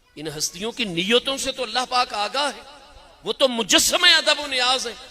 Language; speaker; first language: Urdu; non-native, local second language; Punjabi